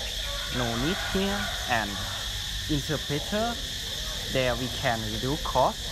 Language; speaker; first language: English; non-native, learner; Thai